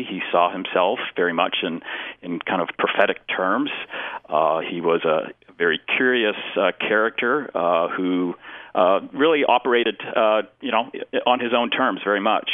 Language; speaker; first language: English; native; English